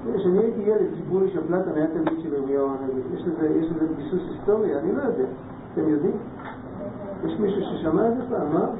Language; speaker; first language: Hebrew; non-native, fluent; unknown